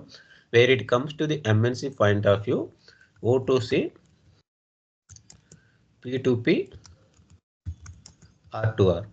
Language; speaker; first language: English; non-native, local second language; Telugu